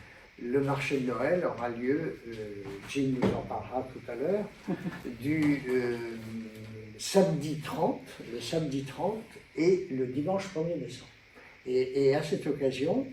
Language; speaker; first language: French; native; French